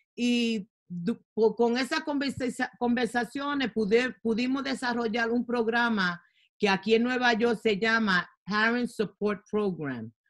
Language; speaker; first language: Spanish; early bilingual, heritage; Spanish